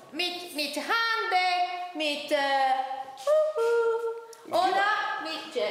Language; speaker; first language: German; non-native, learner; Italian